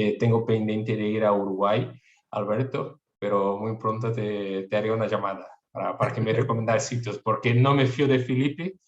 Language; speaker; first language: Spanish; non-native, fluent; Portuguese